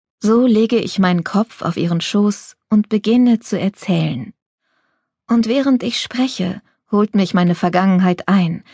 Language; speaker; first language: German; native; German